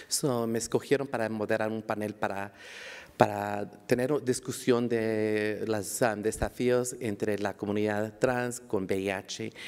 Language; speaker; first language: Spanish; early bilingual, heritage; Spanish